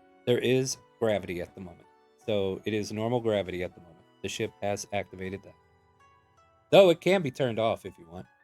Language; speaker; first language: English; native; English